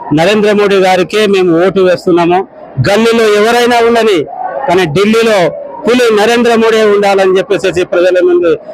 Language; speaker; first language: Telugu; non-native, local second language; Lambadi